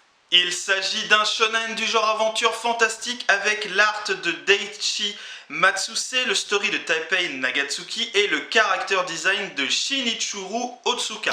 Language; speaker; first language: French; native; French